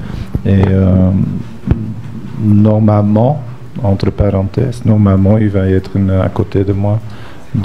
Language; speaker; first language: French; non-native, fluent; Dutch